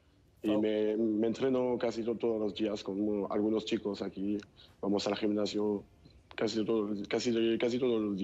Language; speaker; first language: Spanish; non-native, fluent; French